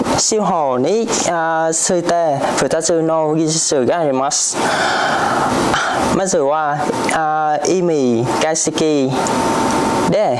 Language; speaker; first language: Japanese; non-native, learner; Vietnamese